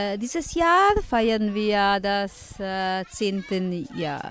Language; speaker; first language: German; non-native, learner; Italian